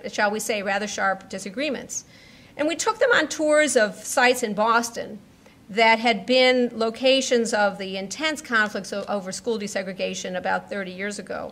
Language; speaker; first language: English; native; English